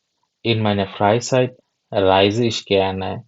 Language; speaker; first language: German; non-native, fluent; Bangla